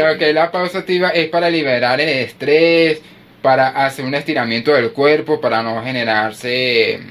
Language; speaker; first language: Spanish; native; Spanish